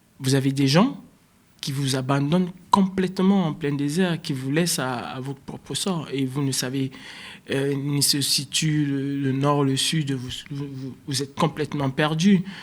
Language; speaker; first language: French; native; French